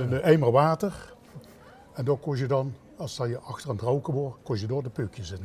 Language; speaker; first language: Dutch; native; Dutch